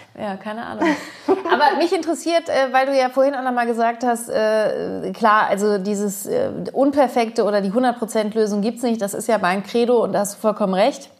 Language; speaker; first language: German; early bilingual, other home language; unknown